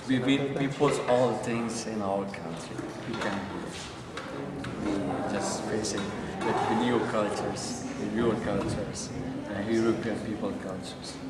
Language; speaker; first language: English; non-native, learner; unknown